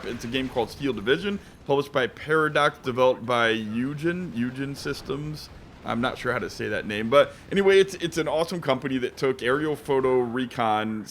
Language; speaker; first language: English; native; English